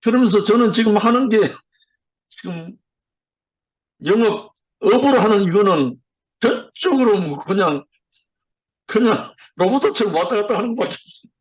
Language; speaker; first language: Korean; native; Korean